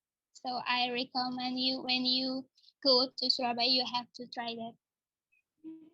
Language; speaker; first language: English; non-native, learner; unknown